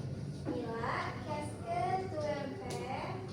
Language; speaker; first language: French; non-native, learner; Indonesian